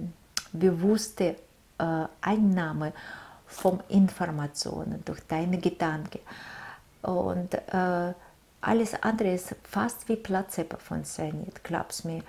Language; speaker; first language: German; non-native, fluent; Russian